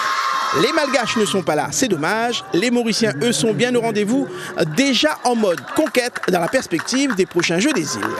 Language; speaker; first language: French; native; French